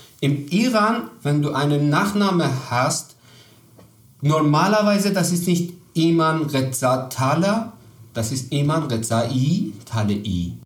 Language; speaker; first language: German; non-native, learner; Persian